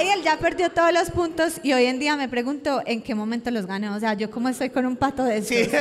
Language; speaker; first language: Spanish; native; Spanish